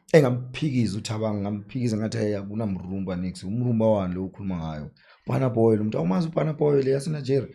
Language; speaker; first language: Zulu; native; Zulu